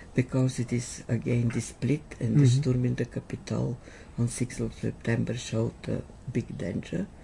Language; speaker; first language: English; non-native, fluent; Bulgarian